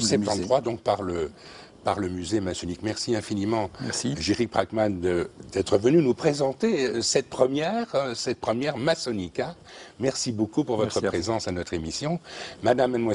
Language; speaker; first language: French; native; French